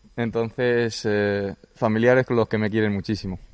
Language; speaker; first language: Spanish; early bilingual, other home language; Georgian